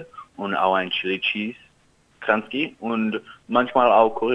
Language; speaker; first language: German; early bilingual, heritage; German